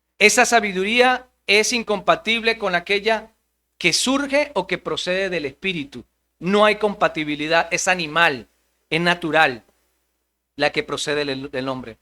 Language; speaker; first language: Spanish; native; Spanish